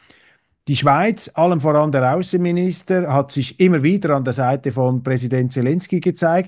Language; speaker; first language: German; native; German